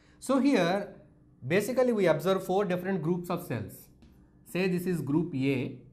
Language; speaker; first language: English; non-native, local second language; Telugu